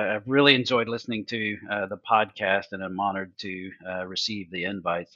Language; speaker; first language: English; native; English